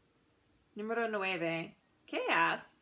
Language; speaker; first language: Spanish; non-native, fluent; English